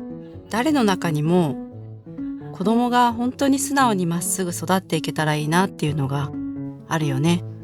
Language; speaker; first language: Japanese; native; Japanese